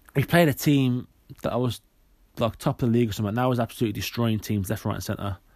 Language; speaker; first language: English; native; English